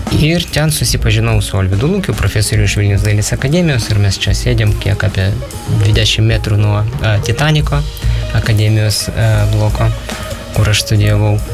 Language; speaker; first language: Lithuanian; non-native, fluent; Ukrainian